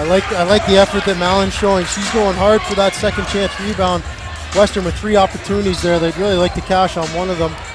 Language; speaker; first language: English; native; English